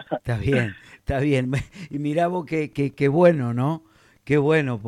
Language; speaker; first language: Spanish; native; Spanish